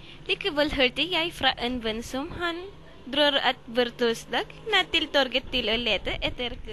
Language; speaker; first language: Norwegian; non-native, learner; Filipino